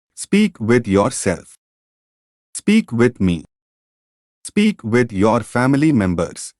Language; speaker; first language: English; non-native, fluent; Hindi